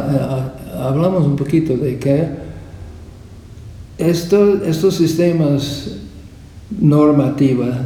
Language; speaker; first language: Spanish; non-native, fluent; English